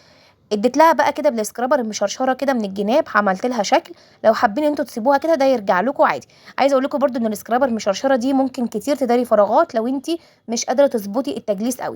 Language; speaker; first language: Arabic; native; Arabic